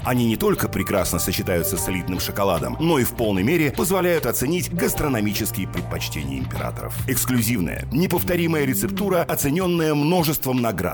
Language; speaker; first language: Russian; native; Russian